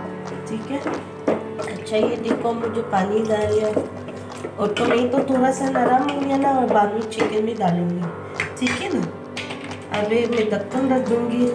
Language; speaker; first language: Hindi; non-native, learner; Filipino